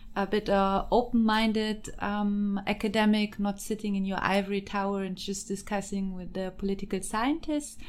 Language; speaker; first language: English; non-native, fluent; German